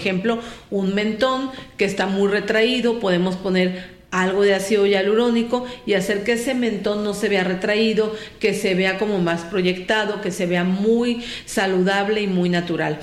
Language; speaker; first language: Spanish; native; Spanish